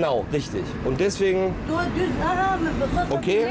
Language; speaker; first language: German; native; German